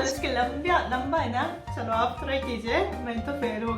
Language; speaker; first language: Hindi; non-native, fluent; Japanese